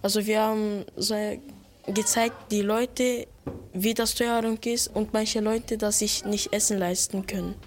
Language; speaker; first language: German; non-native, local second language; Turkish